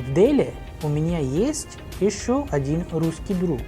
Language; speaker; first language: Russian; non-native, fluent; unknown